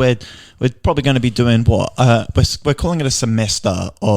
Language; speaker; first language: English; native; English